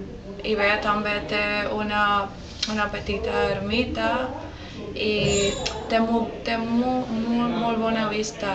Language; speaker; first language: Catalan; non-native, learner; Spanish